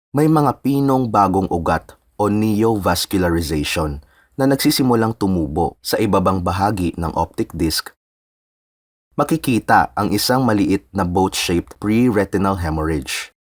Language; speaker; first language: Filipino; native; Filipino